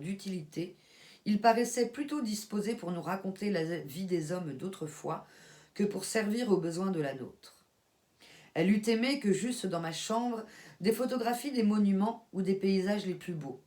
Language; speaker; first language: French; native; French